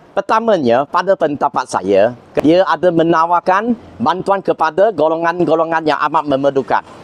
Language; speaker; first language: Malay; non-native, local second language; Chinese